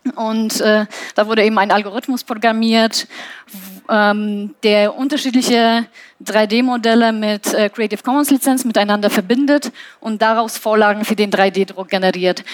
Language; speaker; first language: German; non-native, fluent; Polish